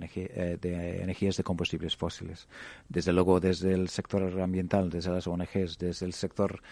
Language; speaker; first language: Spanish; non-native, fluent; English